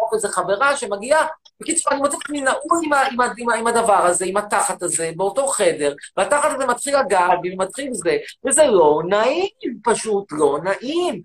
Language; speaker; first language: Hebrew; native; Hebrew